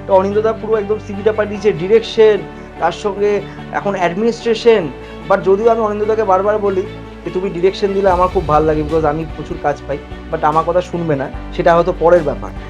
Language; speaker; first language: Bangla; native; Bangla